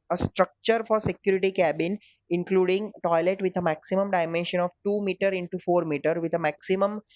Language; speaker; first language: English; non-native, local second language; Gujarati